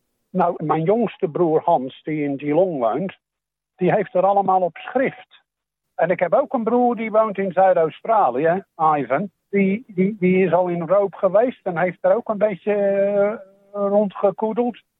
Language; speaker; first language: Dutch; native; Dutch